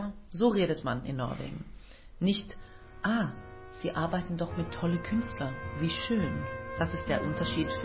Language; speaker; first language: German; non-native, fluent; Norwegian